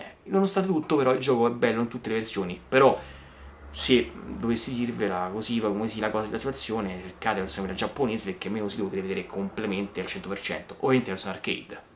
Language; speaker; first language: Italian; native; Italian